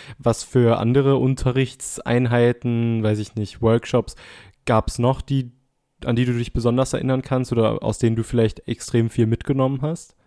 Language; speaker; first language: German; native; German